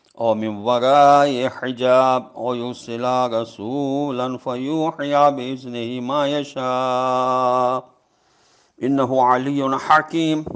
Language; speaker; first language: Arabic; non-native, fluent; Urdu